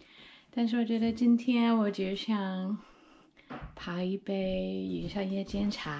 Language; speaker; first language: Chinese; non-native, fluent; English